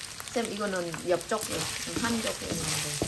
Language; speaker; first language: Korean; non-native, fluent; Vietnamese